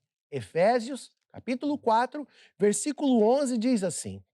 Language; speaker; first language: Portuguese; native; Portuguese